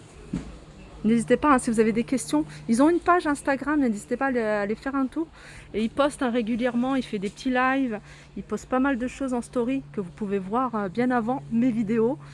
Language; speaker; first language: French; native; French